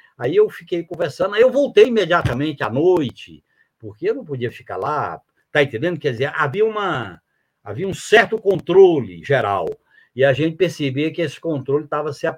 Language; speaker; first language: Portuguese; native; Portuguese